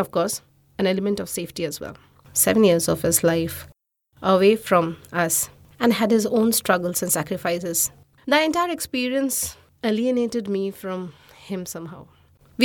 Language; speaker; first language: English; non-native, local second language; Bangla